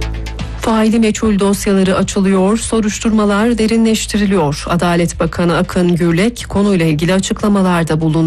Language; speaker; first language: Turkish; native; Turkish